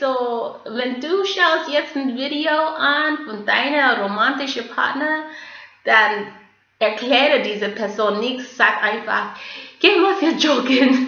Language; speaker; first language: German; non-native, fluent; English